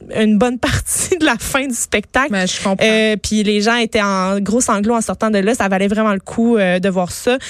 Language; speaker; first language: French; native; French